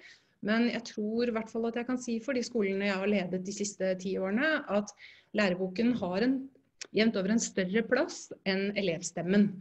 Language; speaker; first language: Norwegian; native; Norwegian